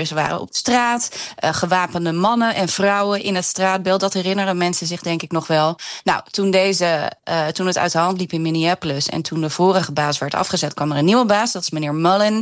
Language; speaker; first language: Dutch; native; Dutch